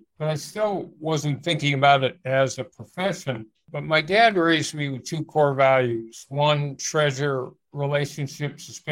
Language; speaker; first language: English; native; English